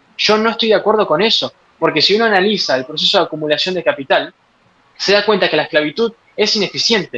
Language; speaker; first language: Spanish; native; Spanish